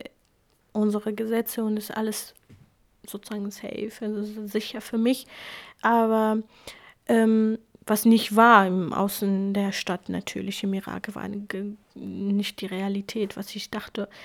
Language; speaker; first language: German; non-native, fluent; Kurdish